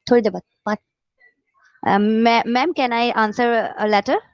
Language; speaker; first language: English; non-native, learner; Urdu